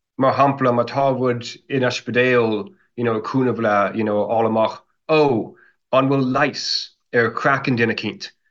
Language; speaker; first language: Irish; non-native, fluent; English